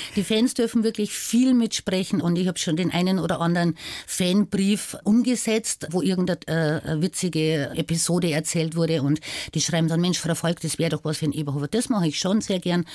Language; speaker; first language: German; native; German